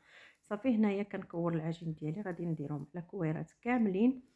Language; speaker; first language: Arabic; native; Arabic